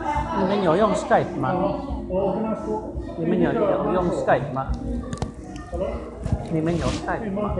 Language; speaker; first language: Chinese; non-native, learner; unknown